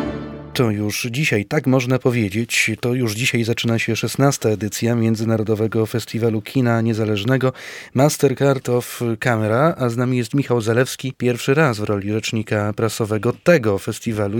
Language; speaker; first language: Polish; native; Polish